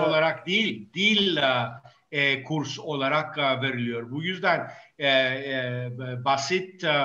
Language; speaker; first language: Turkish; non-native, fluent; Greek